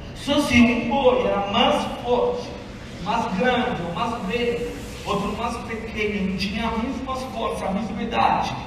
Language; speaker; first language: Portuguese; non-native, fluent; Italian